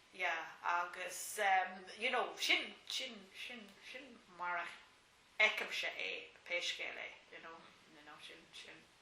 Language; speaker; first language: Irish; non-native, local second language; English